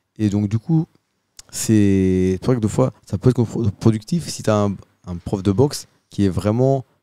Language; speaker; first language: French; native; French